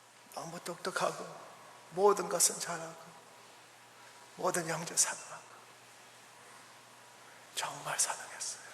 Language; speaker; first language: Korean; early bilingual, heritage; Korean